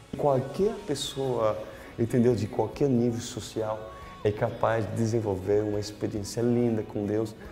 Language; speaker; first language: Portuguese; non-native, fluent; French